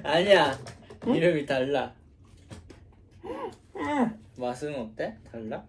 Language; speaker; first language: Korean; non-native, learner; Japanese